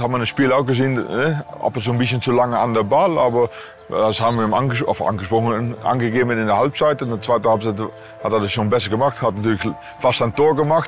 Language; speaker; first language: German; native; German